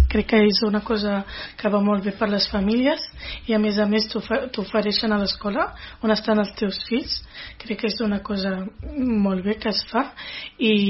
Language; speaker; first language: Catalan; non-native, fluent; Arabic